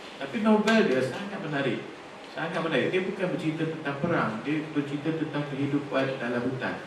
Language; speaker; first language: Malay; native; Malay